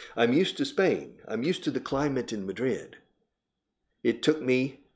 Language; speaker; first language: English; native; English